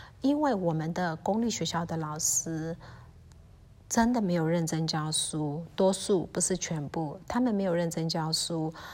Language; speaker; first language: Chinese; early bilingual, heritage; Chinese